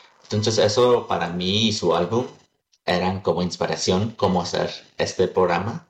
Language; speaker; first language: Spanish; early bilingual, heritage; Spanish